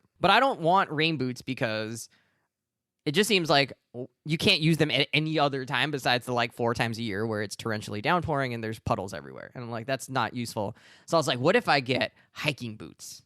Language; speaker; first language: English; native; English